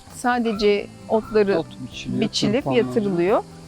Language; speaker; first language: Turkish; native; Turkish